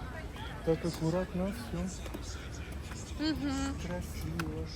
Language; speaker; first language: Russian; non-native, fluent; French